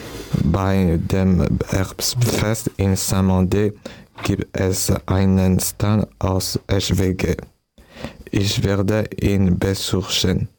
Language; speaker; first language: German; non-native, learner; French